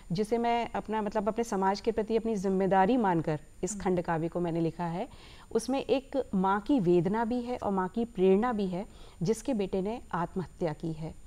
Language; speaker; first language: Hindi; native; Hindi